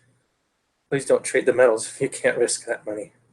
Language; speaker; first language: English; native; English